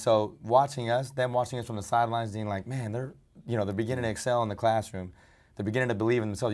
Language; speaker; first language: English; early bilingual, other home language; Spanish